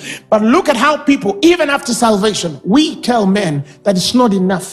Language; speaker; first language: English; non-native, local second language; Ganda